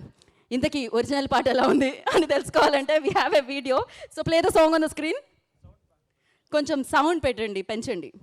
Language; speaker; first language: Telugu; native; Telugu